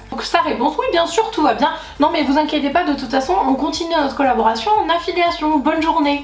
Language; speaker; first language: French; native; French